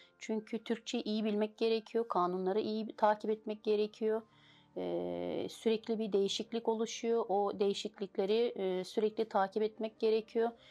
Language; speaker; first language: Turkish; non-native, fluent; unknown